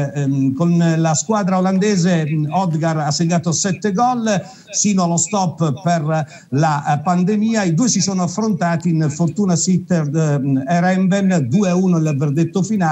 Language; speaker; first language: Italian; native; Italian